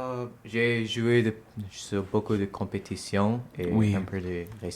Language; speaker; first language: French; non-native, local second language; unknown